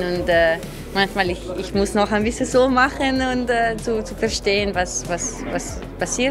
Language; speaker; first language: German; non-native, local second language; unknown